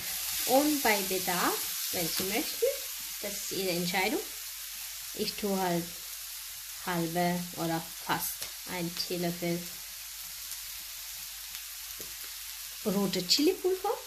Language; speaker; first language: German; non-native, learner; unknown